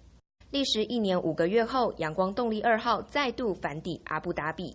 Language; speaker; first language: Chinese; native; Chinese